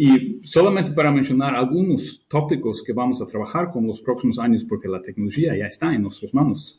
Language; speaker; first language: Spanish; non-native, fluent; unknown